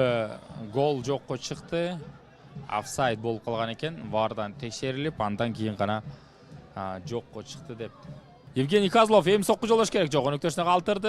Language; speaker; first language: Kyrgyz; native; Kyrgyz